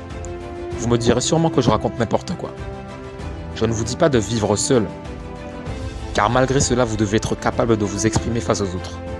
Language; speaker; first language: French; native; French